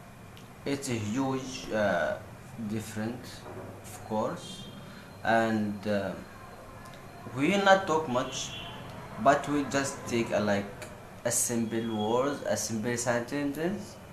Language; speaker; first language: English; non-native, fluent; Arabic